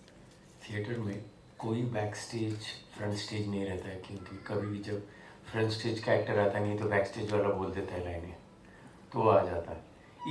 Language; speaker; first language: Hindi; native; Hindi